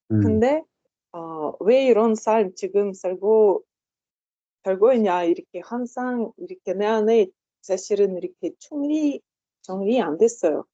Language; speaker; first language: Korean; non-native, learner; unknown